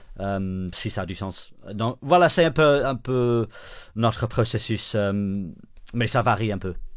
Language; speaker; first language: French; non-native, fluent; English